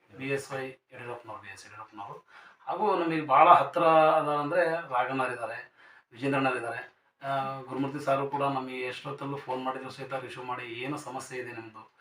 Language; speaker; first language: Kannada; non-native, local second language; Lambadi